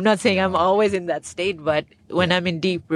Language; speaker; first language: English; non-native, local second language; Bangla